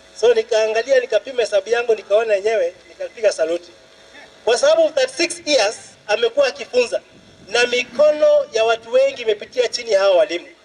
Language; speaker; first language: Swahili; non-native, local second language; Luo (Kenya and Tanzania)